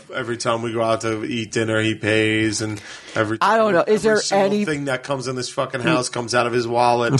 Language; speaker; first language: English; native; English